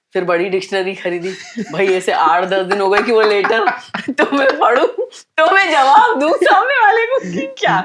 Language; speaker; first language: Hindi; native; Hindi